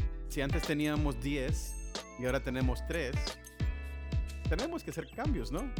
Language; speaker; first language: Spanish; early bilingual, other home language; English